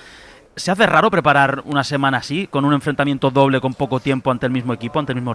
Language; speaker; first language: Spanish; native; Spanish